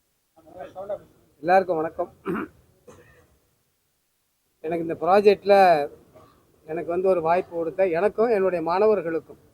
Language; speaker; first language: Tamil; native; Tamil